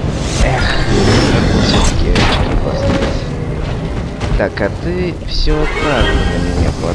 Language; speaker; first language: Russian; native; Russian